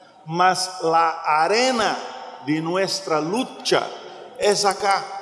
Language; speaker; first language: Spanish; non-native, learner; Portuguese